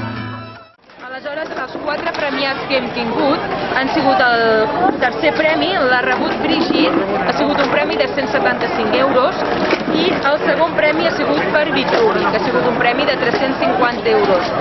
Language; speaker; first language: Catalan; native; Catalan